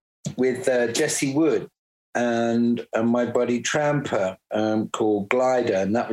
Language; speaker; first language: English; native; English